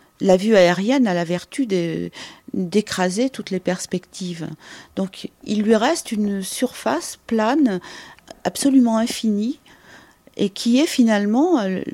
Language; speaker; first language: French; native; French